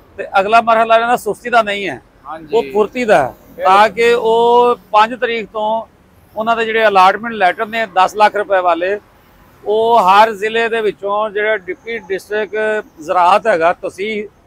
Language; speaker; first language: Punjabi; native; Punjabi